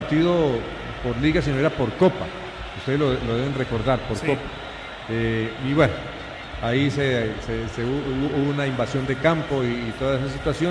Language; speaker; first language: Spanish; native; Spanish